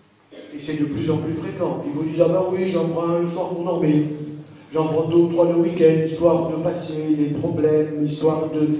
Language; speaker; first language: French; native; French